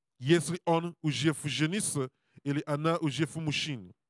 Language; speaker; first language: Russian; non-native, learner; English